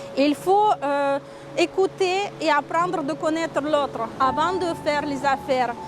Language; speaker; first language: French; non-native, fluent; Russian